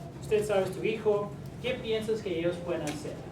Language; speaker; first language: Spanish; non-native, learner; English